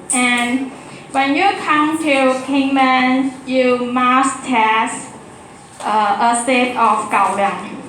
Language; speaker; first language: English; non-native, learner; Chinese